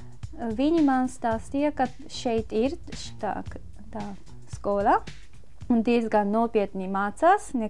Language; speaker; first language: Latvian; non-native, fluent; Japanese